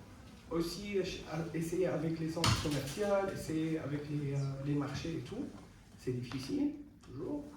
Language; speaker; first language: French; non-native, fluent; Arabic